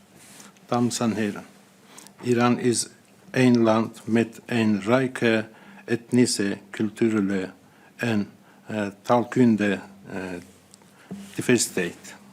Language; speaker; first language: Dutch; non-native, fluent; Azerbaijani